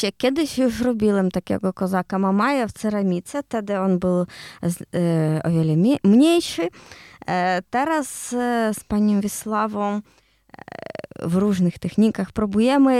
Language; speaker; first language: Polish; non-native, learner; Ukrainian